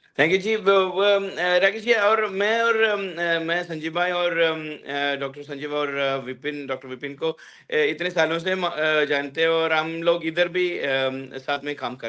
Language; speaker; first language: Hindi; non-native, local second language; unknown